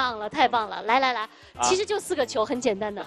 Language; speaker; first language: Chinese; native; Chinese